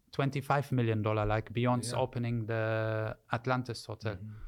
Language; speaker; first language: English; early bilingual, other home language; German